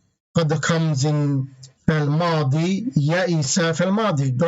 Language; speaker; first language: Arabic; non-native, fluent; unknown